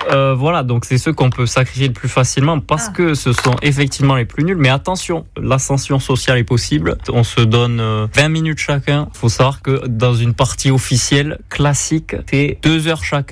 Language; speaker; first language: French; native; French